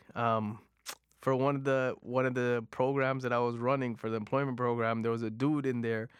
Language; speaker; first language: English; non-native, fluent; Punjabi